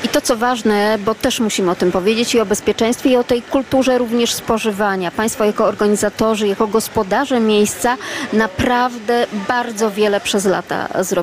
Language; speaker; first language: Polish; native; Polish